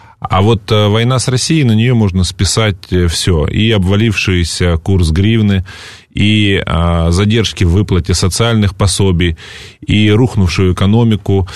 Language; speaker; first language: Russian; native; Russian